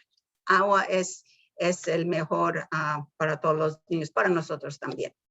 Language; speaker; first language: Spanish; early bilingual, heritage; Spanish